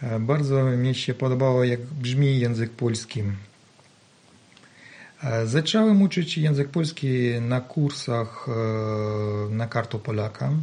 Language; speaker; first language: Polish; non-native, learner; Ukrainian